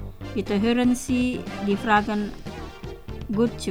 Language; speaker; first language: German; non-native, fluent; Indonesian